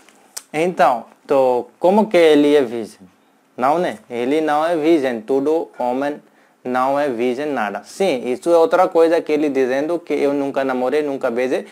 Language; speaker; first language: Portuguese; non-native, learner; Hindi